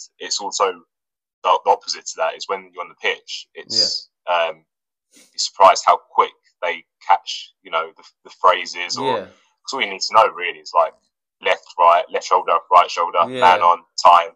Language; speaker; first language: English; non-native, local second language; Russian